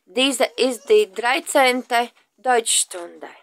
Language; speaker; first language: German; non-native, fluent; Latvian